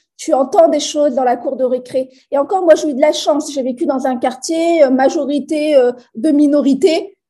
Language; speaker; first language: French; native; French